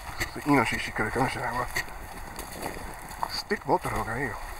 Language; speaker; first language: Japanese; non-native, fluent; English